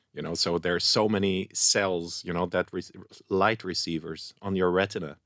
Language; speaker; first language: English; non-native, fluent; Dutch